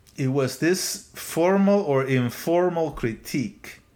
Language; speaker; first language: English; non-native, fluent; Spanish